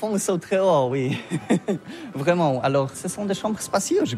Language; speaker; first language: French; non-native, learner; Polish